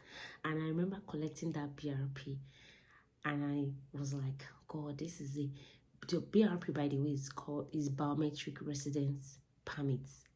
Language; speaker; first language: English; non-native, local second language; Yoruba